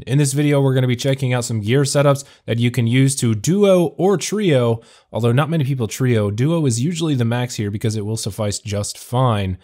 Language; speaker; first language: English; native; English